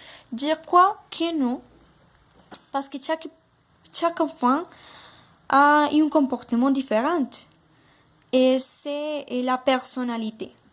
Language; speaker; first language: French; non-native, learner; Spanish